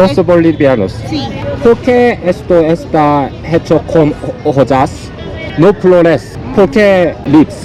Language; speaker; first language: Spanish; non-native, learner; Korean